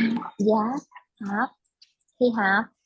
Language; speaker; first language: English; non-native, learner; Vietnamese